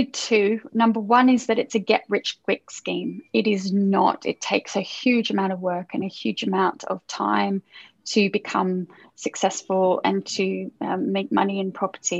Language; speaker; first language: English; native; English